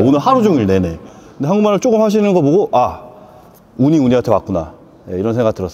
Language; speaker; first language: Korean; native; Korean